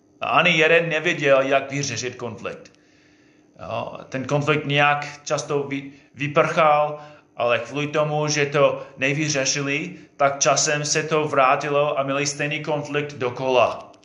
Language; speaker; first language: Czech; non-native, fluent; English